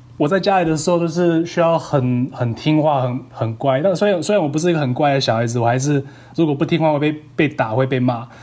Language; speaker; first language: Chinese; early bilingual, heritage; Chinese